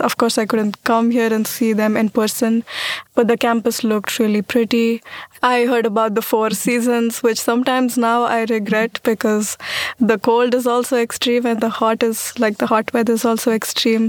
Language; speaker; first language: English; non-native, local second language; Marathi